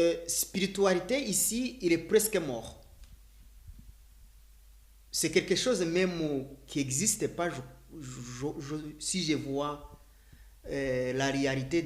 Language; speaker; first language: French; non-native, learner; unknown